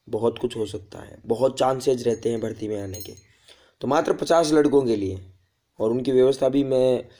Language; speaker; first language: Hindi; native; Hindi